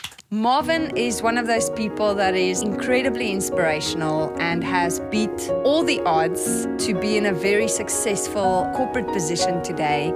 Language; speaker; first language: English; non-native, local second language; Afrikaans